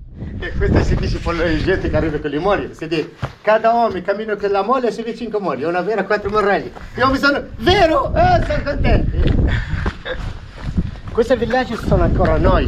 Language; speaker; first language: Italian; non-native, learner; Arabic